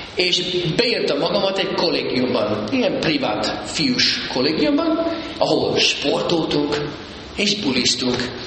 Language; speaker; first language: Hungarian; non-native, fluent; English